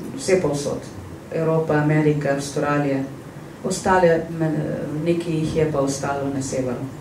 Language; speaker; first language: Slovenian; non-native, fluent; Arabic